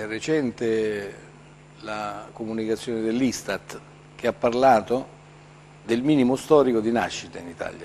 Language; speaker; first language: Italian; native; Italian